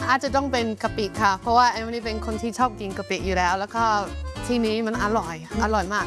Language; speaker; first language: Thai; non-native, fluent; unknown